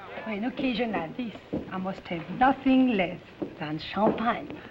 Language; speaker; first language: English; non-native, fluent; French